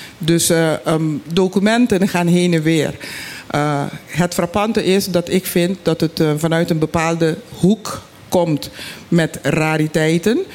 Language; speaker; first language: Dutch; non-native, local second language; Papiamento